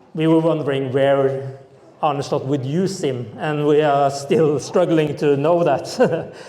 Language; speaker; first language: English; non-native, fluent; Norwegian